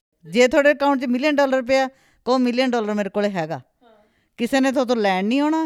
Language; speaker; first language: Punjabi; native; Punjabi